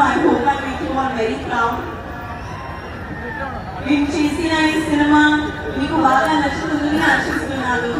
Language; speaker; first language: Telugu; non-native, learner; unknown